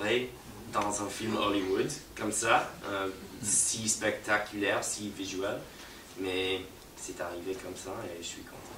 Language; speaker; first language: French; non-native, fluent; English